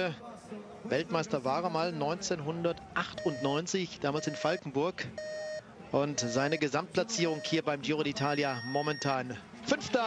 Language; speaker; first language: German; native; German